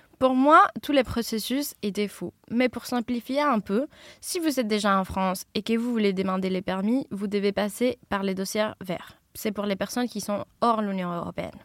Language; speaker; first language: French; non-native, fluent; Spanish